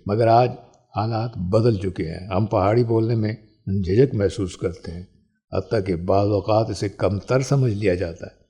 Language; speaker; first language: Urdu; non-native, local second language; Pahari-Potwari